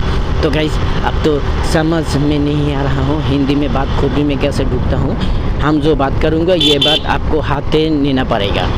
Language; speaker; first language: Hindi; non-native, learner; Bangla